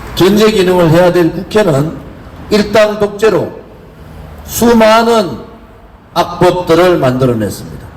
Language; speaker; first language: Korean; native; Korean